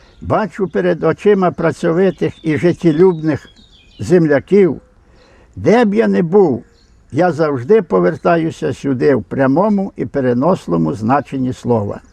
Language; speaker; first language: Ukrainian; native; Ukrainian